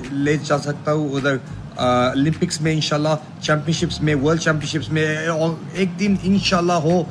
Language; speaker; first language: Hindi; early bilingual, heritage; Hindi